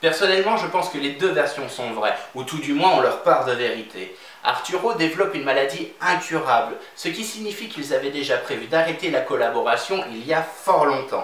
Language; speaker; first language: French; native; French